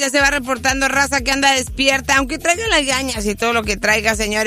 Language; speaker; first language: Spanish; native; Spanish